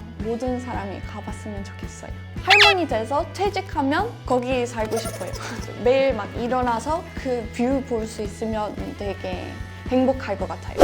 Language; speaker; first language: Korean; non-native, fluent; English